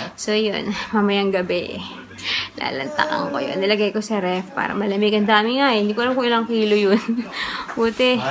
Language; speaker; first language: Filipino; native; Filipino